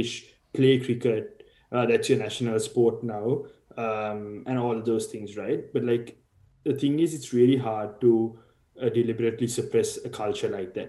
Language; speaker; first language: English; non-native, local second language; Sinhala